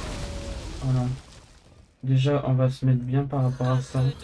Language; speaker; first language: French; native; French